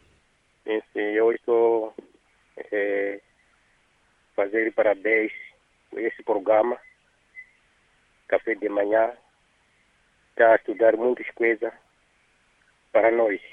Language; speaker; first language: Portuguese; non-native, local second language; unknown